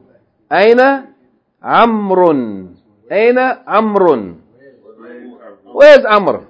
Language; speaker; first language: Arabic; non-native, fluent; English